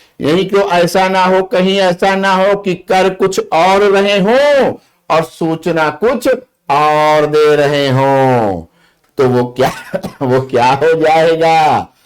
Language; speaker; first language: Hindi; native; Hindi